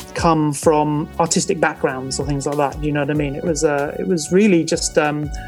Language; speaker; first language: English; native; English